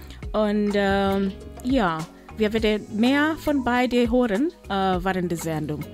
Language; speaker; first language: German; non-native, local second language; Swahili